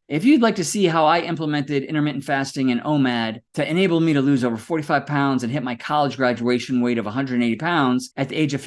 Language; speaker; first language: English; native; English